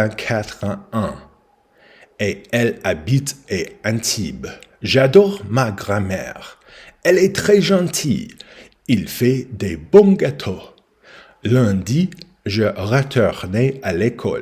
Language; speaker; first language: French; non-native, learner; English